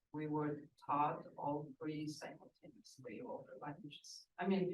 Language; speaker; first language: English; non-native, fluent; Russian